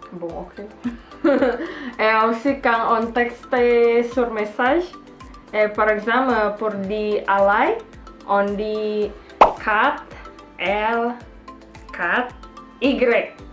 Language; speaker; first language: French; non-native, learner; Indonesian